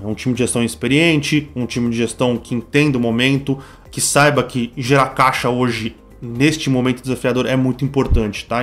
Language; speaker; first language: Portuguese; native; Portuguese